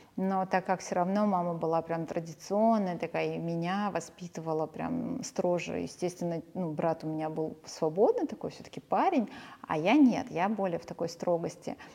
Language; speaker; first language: Russian; early bilingual, other home language; Armenian